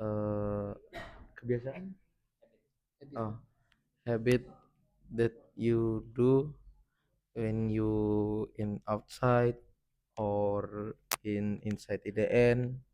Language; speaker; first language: English; non-native, learner; Indonesian